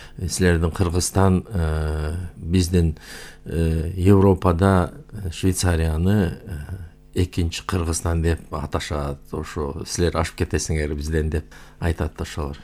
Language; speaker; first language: Kyrgyz; non-native, local second language; Uyghur